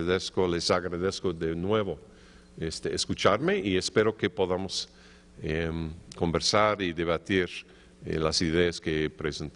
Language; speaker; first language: Spanish; non-native, fluent; English